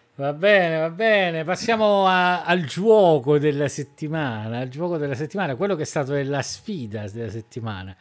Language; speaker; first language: Italian; native; Italian